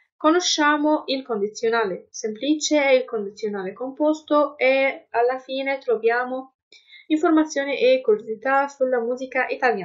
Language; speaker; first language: Italian; non-native, fluent; Arabic